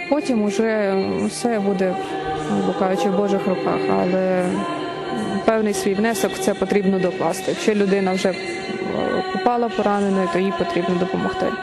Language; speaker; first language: Ukrainian; native; Ukrainian